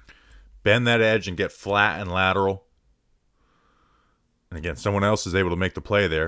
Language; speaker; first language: English; native; English